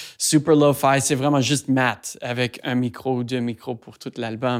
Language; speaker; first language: French; non-native, fluent; English